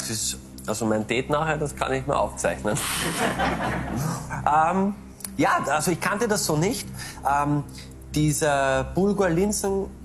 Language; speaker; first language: German; native; German